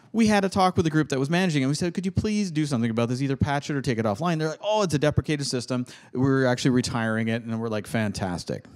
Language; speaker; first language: English; native; English